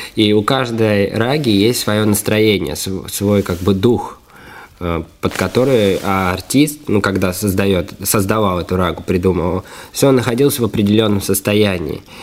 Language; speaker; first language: Russian; native; Russian